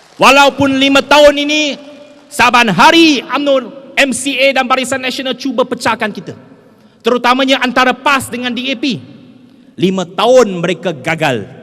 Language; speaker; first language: Malay; non-native, local second language; Chinese